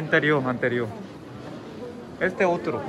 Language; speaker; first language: Spanish; non-native, learner; Korean